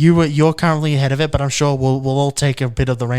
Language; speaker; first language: English; native; English